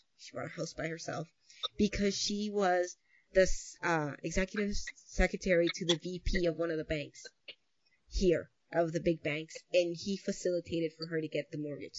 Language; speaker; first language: English; early bilingual, other home language; Spanish